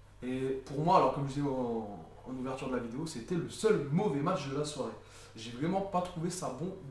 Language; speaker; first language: French; native; French